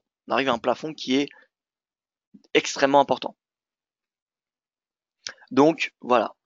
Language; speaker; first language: French; native; French